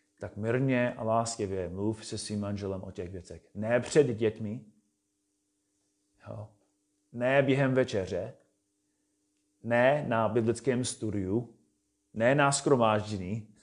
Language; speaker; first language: Czech; non-native, fluent; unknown